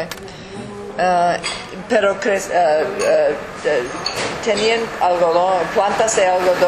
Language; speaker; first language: Spanish; early bilingual, heritage; English